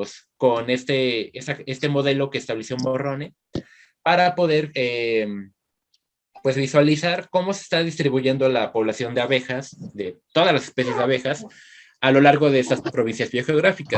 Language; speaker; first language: Spanish; native; Spanish